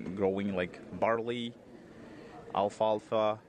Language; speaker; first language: English; non-native, fluent; Uzbek